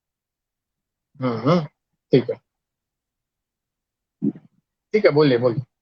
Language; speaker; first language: Hindi; native; Hindi